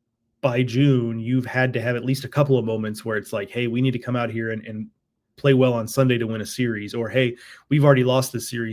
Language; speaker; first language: English; native; English